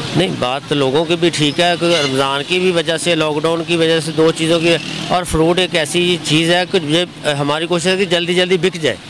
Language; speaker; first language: Urdu; non-native, local second language; Punjabi